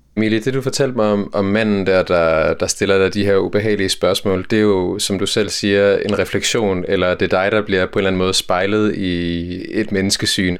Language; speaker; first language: Danish; native; Danish